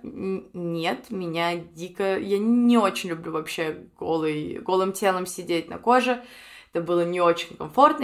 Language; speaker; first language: Russian; native; Russian